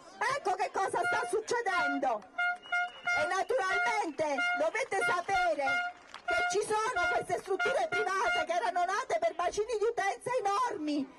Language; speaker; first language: Italian; native; Italian